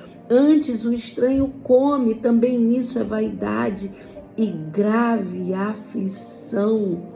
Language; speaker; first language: Portuguese; native; Portuguese